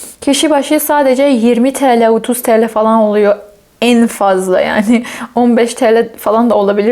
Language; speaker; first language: Turkish; non-native, fluent; Persian